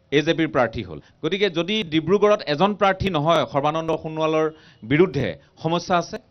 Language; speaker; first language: Assamese; native; Assamese